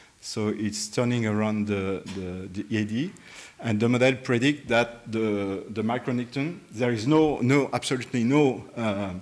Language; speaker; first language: English; non-native, fluent; French